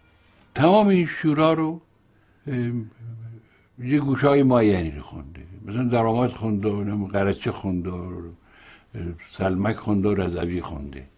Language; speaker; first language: Persian; native; Persian